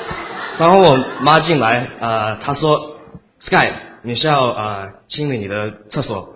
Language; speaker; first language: Chinese; early bilingual, heritage; Chinese